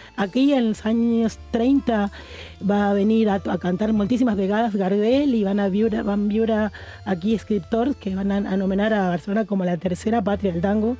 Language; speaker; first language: Catalan; non-native, fluent; Spanish